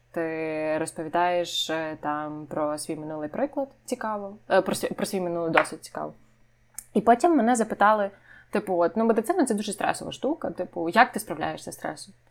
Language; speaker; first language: Ukrainian; native; Ukrainian